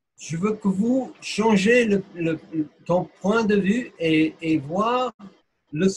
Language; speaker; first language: French; non-native, fluent; English